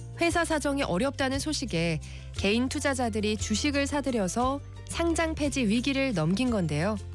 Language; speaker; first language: Korean; native; Korean